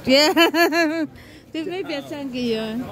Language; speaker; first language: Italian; non-native, learner; Filipino